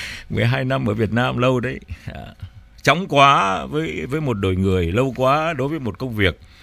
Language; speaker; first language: Vietnamese; native; Vietnamese